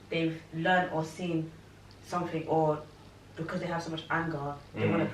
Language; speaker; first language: English; native; English